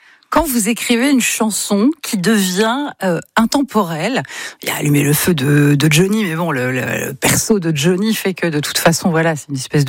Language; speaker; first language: French; native; French